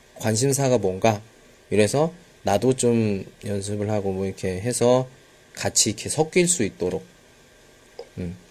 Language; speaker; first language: Korean; native; Korean